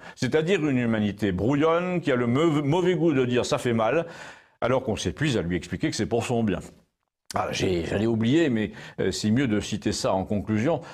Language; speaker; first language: French; native; French